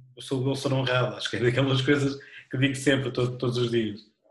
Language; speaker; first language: Portuguese; native; Portuguese